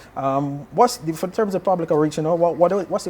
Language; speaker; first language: English; native; English